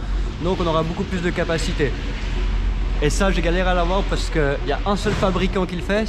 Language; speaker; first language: French; native; French